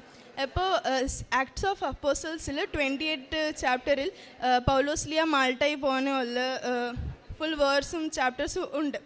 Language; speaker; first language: Malayalam; early bilingual, heritage; Malayalam